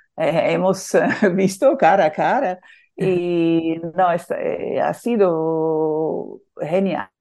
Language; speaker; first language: Spanish; non-native, fluent; English